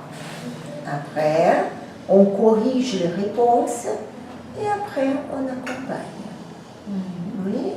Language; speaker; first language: French; non-native, fluent; Portuguese